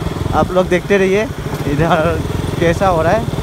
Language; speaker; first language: Hindi; non-native, local second language; Assamese